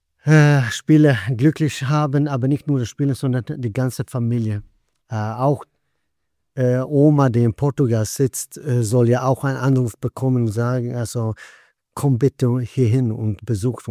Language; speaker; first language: German; non-native, fluent; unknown